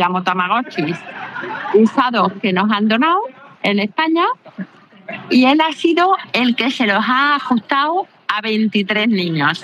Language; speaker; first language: Spanish; native; Spanish